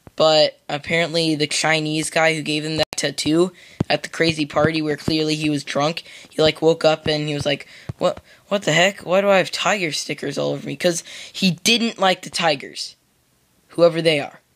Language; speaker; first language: English; native; English